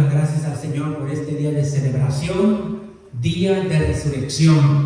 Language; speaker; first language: Spanish; native; Spanish